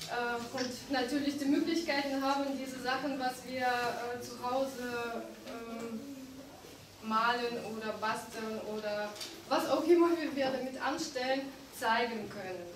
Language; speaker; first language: German; non-native, fluent; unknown